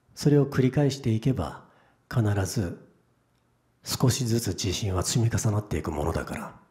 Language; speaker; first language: Japanese; native; Japanese